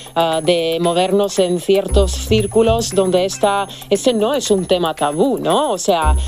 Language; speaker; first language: Spanish; non-native, fluent; Serbian